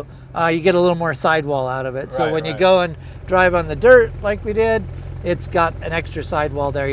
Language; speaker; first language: English; native; English